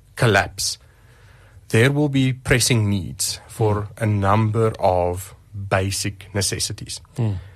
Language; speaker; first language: English; non-native, local second language; Afrikaans